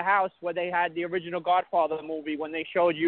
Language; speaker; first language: English; early bilingual, other home language; Italian